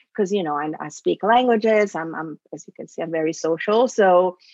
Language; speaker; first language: English; early bilingual, other home language; Italian